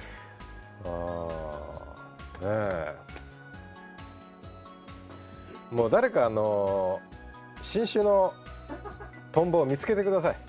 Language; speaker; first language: Japanese; native; Japanese